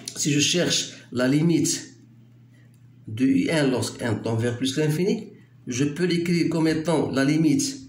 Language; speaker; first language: French; non-native, local second language; Arabic